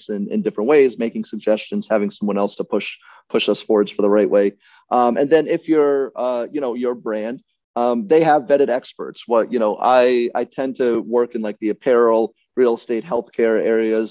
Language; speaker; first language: English; native; English